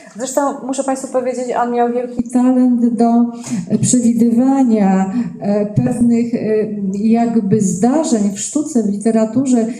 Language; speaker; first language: Polish; native; Polish